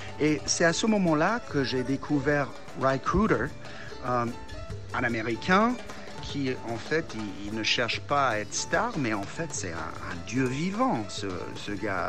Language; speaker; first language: French; non-native, fluent; English